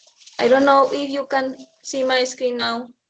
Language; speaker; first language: English; non-native, learner; Spanish